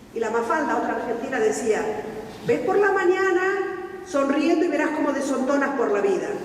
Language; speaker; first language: Spanish; native; Spanish